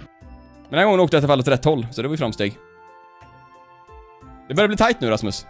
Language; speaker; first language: Swedish; native; Swedish